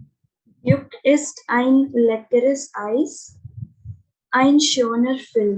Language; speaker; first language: German; non-native, learner; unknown